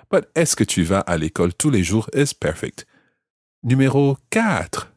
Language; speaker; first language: French; non-native, fluent; English